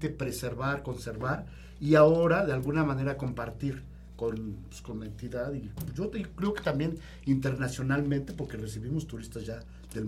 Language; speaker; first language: Spanish; native; Spanish